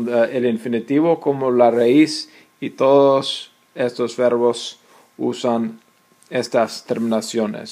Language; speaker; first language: Spanish; non-native, fluent; English